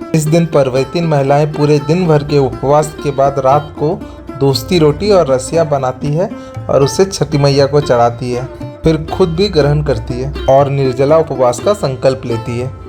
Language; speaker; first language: Hindi; native; Hindi